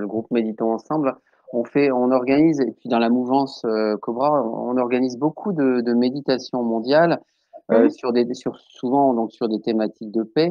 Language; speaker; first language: French; native; French